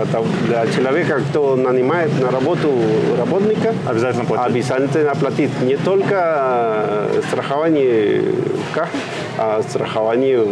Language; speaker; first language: Russian; non-native, fluent; Spanish